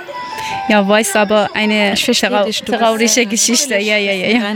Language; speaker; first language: German; non-native, learner; Persian